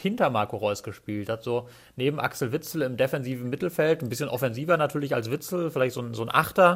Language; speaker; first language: German; native; German